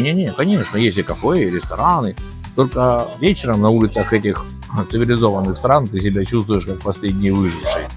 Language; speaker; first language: Russian; native; Russian